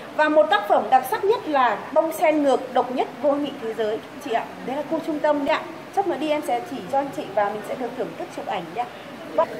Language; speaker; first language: Vietnamese; non-native, local second language; Tày